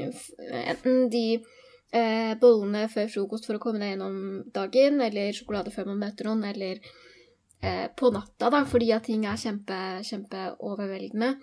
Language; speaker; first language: Norwegian; native; Norwegian